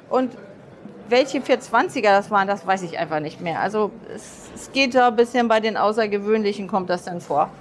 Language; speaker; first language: German; native; German